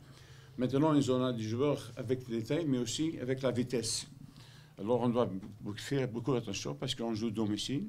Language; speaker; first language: French; non-native, learner; Dutch